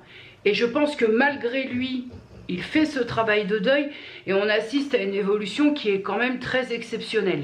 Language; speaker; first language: French; native; French